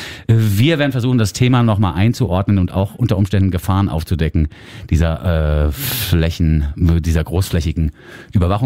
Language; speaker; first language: German; native; German